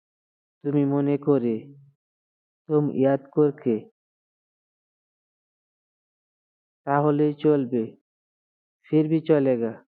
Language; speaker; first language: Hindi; non-native, learner; Bangla